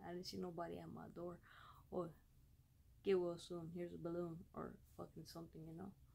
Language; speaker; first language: English; early bilingual, other home language; Spanish